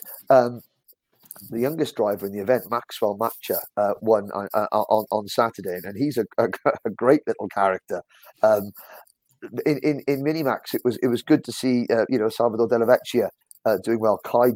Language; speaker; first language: English; native; English